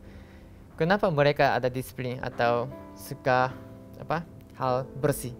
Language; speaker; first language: Indonesian; non-native, learner; Japanese